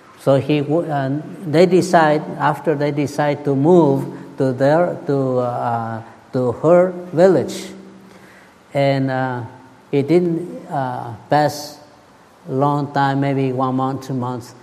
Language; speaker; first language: English; non-native, learner; Spanish